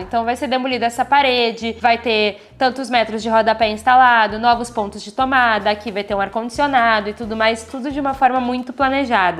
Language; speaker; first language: Portuguese; native; Portuguese